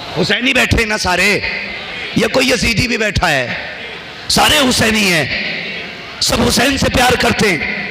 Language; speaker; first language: Urdu; native; Urdu